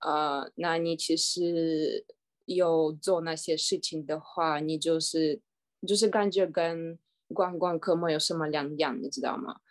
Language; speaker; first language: Chinese; non-native, fluent; Russian